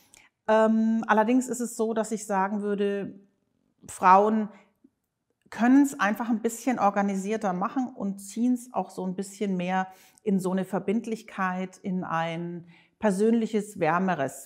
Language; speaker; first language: German; native; German